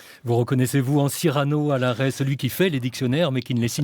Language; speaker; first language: French; native; French